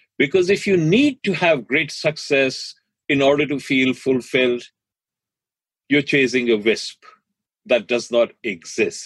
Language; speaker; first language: English; non-native, local second language; Hindi